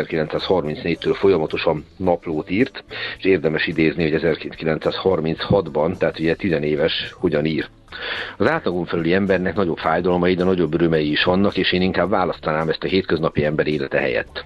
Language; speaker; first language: Hungarian; native; Hungarian